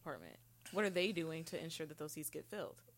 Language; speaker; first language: English; native; English